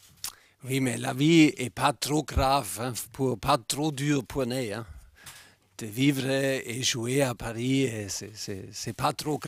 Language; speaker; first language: French; non-native, fluent; German